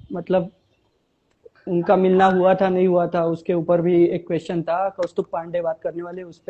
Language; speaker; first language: Hindi; non-native, local second language; Marathi